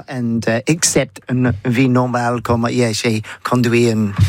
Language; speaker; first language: French; non-native, learner; English